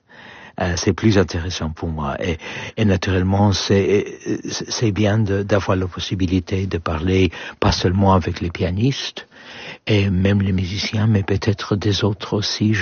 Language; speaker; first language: French; non-native, learner; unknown